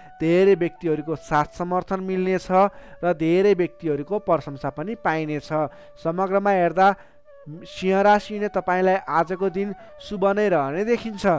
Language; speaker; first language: Nepali; native; Nepali